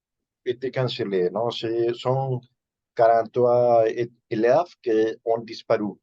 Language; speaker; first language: French; non-native, learner; Spanish